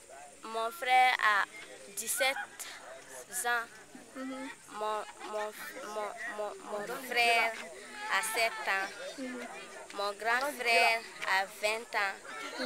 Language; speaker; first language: French; non-native, learner; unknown